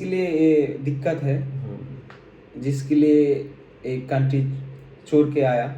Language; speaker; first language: Hindi; non-native, fluent; Bangla